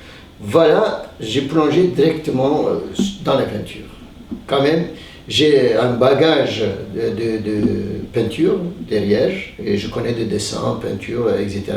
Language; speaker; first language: French; non-native, fluent; Turkish